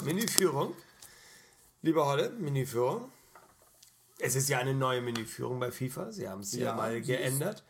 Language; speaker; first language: German; native; German